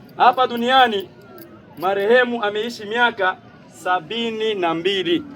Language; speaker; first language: Swahili; non-native, local second language; Bembe